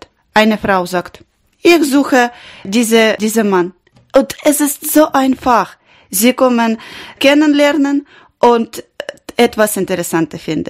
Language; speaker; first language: German; non-native, learner; Ukrainian